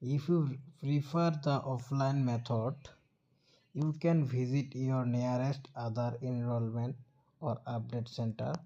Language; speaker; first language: English; non-native, local second language; Assamese